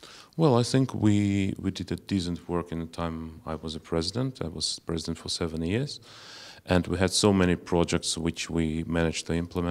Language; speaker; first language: English; non-native, fluent; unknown